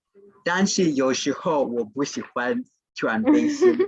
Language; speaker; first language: Chinese; non-native, fluent; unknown